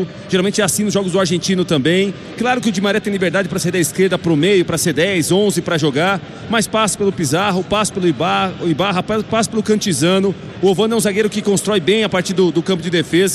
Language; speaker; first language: Portuguese; native; Portuguese